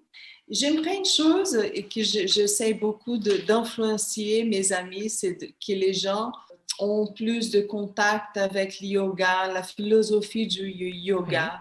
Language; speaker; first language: French; non-native, fluent; Portuguese